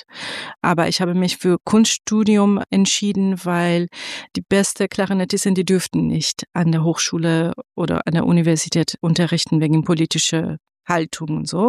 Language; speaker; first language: German; non-native, fluent; Persian